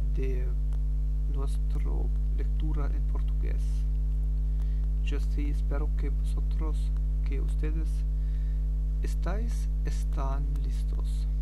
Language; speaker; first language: Spanish; non-native, learner; German